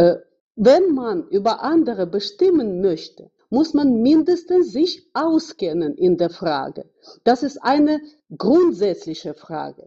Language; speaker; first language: German; non-native, fluent; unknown